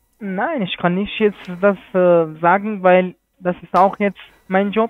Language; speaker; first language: German; non-native, learner; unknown